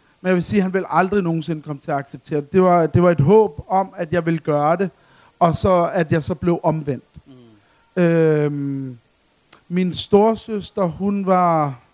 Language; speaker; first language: Danish; early bilingual, other home language; Arabic